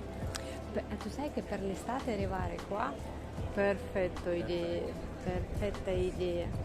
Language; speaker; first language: Italian; non-native, learner; Russian